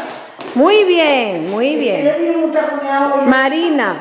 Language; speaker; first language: Spanish; native; Spanish